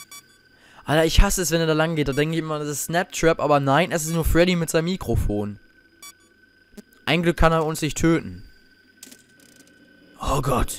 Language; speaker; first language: German; native; German